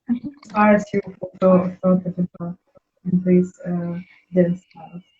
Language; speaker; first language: English; non-native, learner; Russian